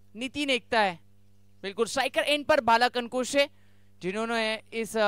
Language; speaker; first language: Hindi; non-native, local second language; Marathi